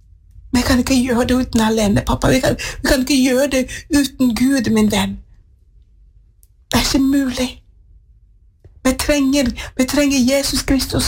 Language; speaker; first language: Norwegian; non-native, fluent; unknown